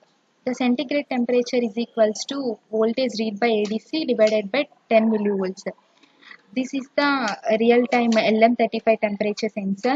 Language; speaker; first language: English; non-native, local second language; Telugu